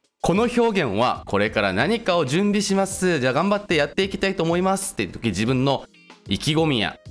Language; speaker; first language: Japanese; non-native, fluent; Korean